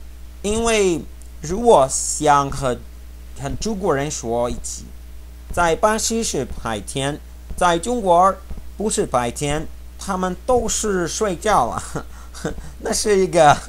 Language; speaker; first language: Chinese; non-native, learner; Portuguese